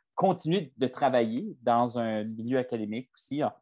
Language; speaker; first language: French; native; French